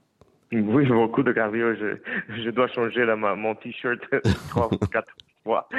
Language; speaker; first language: French; non-native, fluent; Spanish